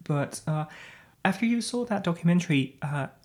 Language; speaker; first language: English; non-native, fluent; Finnish